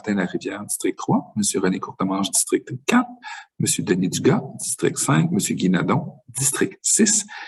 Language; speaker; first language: French; native; French